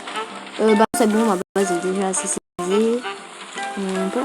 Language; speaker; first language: French; native; French